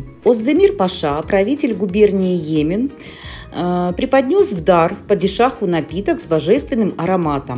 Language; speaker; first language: Russian; native; Russian